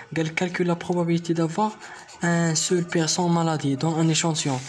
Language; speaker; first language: French; non-native, local second language; Arabic